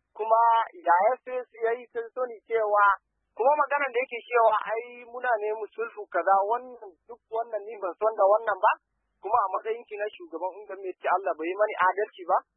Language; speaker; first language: Hausa; non-native, local second language; Fula